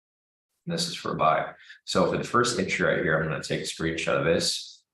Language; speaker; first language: English; native; English